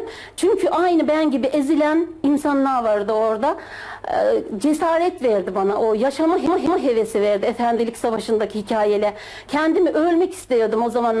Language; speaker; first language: Turkish; native; Turkish